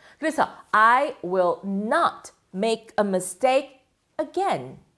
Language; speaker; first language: English; non-native, fluent; Korean